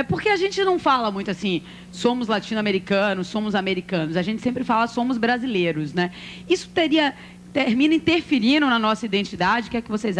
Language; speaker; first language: Portuguese; native; Portuguese